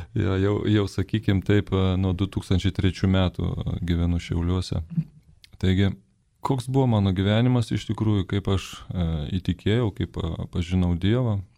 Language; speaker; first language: Lithuanian; native; Lithuanian